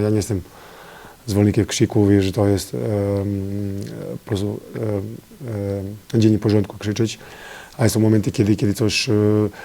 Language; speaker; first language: Polish; non-native, fluent; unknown